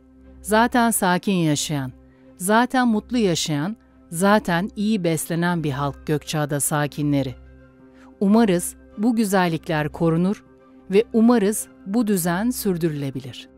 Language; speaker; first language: Turkish; native; Turkish